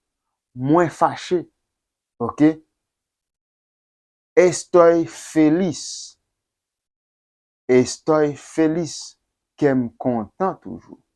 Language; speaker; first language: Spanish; non-native, fluent; Haitian Creole